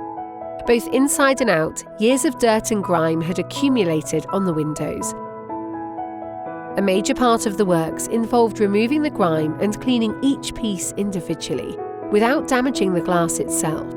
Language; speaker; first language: English; native; English